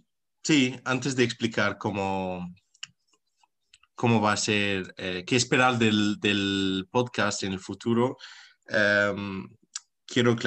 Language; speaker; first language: Spanish; non-native, local second language; Arabic